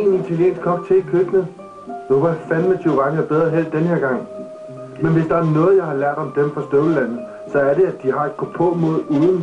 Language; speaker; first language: Danish; native; Danish